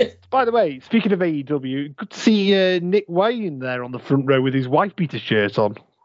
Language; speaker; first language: English; native; English